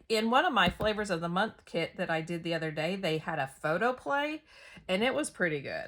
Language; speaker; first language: English; native; English